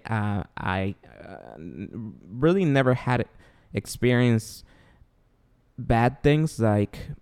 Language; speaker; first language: English; non-native, fluent; Spanish